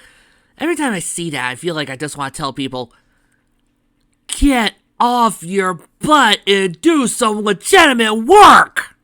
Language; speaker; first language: English; native; English